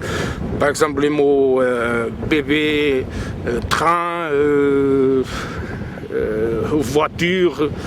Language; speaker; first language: French; non-native, fluent; Portuguese